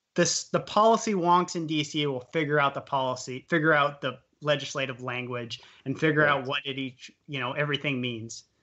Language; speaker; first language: English; native; English